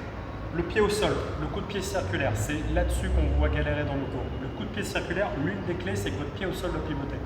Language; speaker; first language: French; native; French